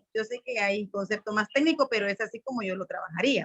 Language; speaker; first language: Spanish; native; Spanish